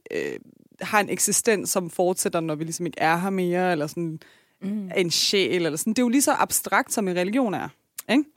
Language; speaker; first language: Danish; early bilingual, other home language; Persian